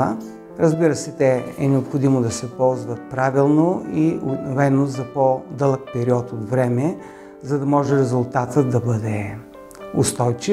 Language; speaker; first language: Bulgarian; native; Bulgarian